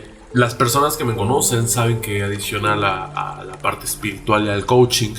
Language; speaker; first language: Spanish; native; Spanish